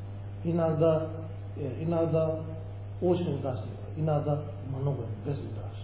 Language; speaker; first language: Russian; non-native, learner; Tibetan